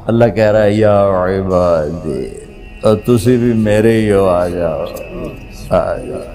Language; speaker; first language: Urdu; non-native, local second language; Punjabi